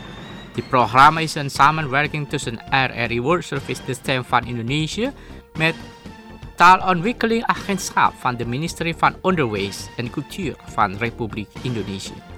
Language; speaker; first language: Dutch; non-native, fluent; Indonesian